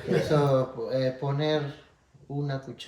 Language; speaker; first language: Spanish; non-native, fluent; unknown